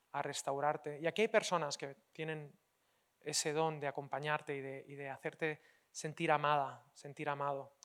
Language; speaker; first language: Spanish; native; Spanish